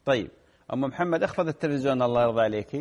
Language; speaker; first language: Arabic; native; Arabic